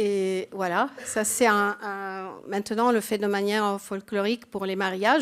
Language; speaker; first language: French; non-native, fluent; Italian